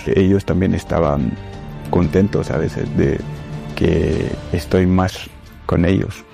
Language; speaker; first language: Spanish; non-native, fluent; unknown